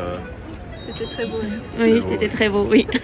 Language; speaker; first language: French; non-native, fluent; Japanese